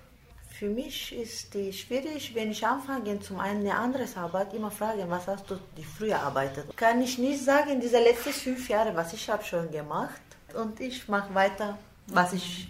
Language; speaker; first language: German; non-native, learner; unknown